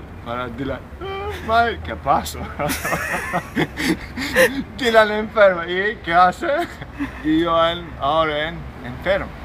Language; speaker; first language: Spanish; non-native, learner; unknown